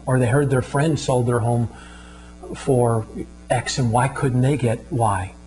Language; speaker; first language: English; native; English